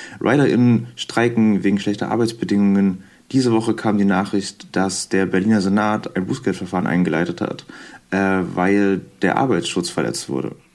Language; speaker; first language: German; native; German